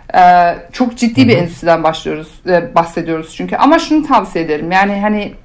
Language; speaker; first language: Turkish; early bilingual, heritage; Turkish